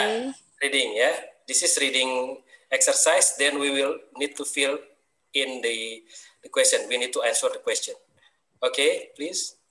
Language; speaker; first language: English; non-native, fluent; Indonesian